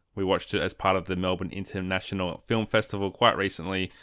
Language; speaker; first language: English; native; English